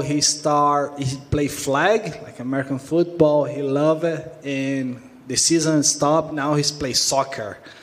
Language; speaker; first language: English; non-native, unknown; Portuguese